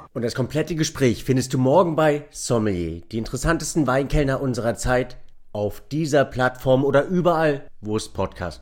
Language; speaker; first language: German; native; German